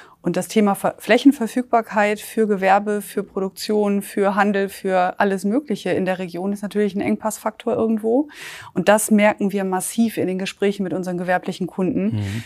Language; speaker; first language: German; native; German